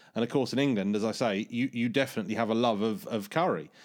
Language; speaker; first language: English; early bilingual, other home language; Hindi